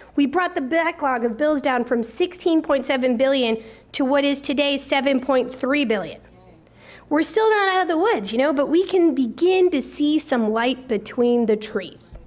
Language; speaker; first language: English; native; English